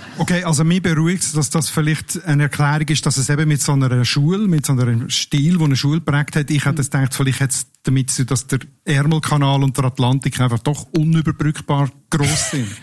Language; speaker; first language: German; native; German